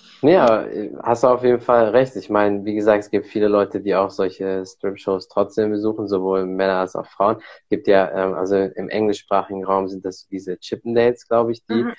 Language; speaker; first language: German; native; German